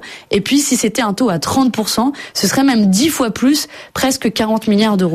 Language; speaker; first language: French; native; French